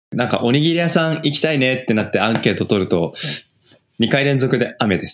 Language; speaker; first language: Japanese; native; Japanese